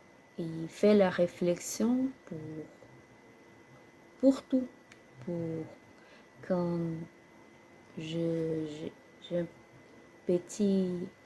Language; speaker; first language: French; non-native, learner; Portuguese